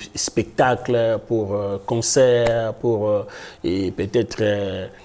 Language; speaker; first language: French; non-native, local second language; Lingala